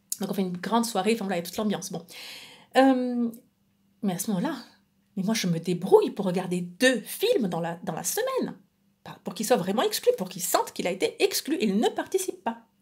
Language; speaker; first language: French; native; French